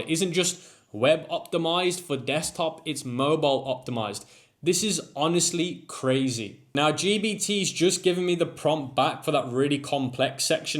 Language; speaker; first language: English; native; English